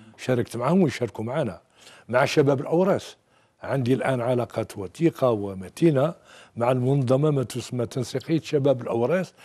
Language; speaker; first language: Arabic; native; Arabic